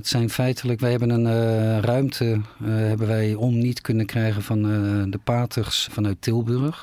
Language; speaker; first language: Dutch; native; Dutch